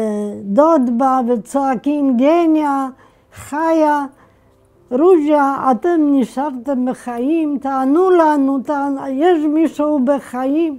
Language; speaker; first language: Hebrew; non-native, fluent; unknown